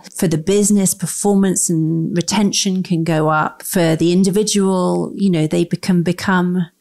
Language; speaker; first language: English; native; English